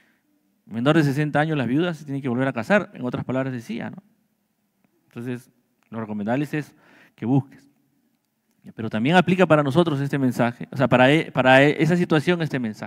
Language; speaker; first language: Spanish; native; Spanish